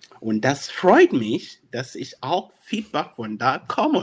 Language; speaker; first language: German; non-native, learner; English